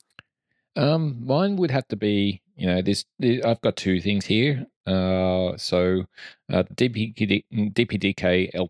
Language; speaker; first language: English; native; English